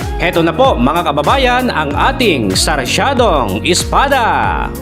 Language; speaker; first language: Filipino; non-native, local second language; Iloko